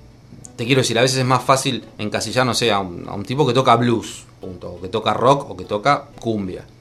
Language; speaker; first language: Spanish; native; Spanish